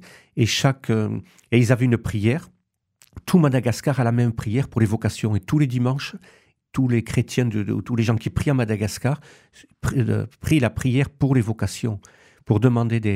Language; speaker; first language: French; native; French